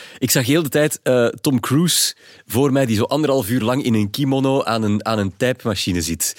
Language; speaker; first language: Dutch; native; Dutch